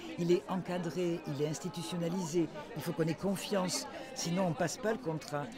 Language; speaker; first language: French; native; French